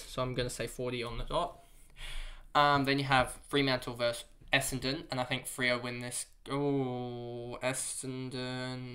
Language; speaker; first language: English; native; English